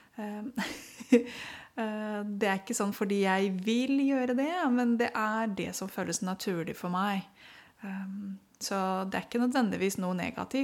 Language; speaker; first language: Norwegian; non-native, fluent; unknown